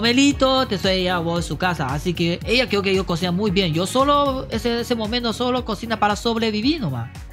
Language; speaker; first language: Spanish; non-native, learner; Chinese